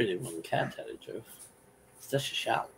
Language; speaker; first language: English; native; English